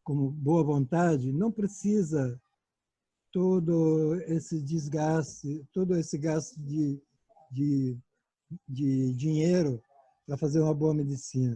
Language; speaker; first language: Portuguese; non-native, fluent; Italian